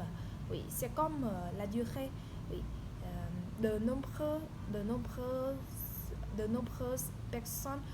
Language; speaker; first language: French; non-native, learner; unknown